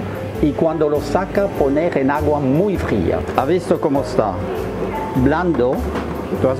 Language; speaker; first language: Spanish; non-native, learner; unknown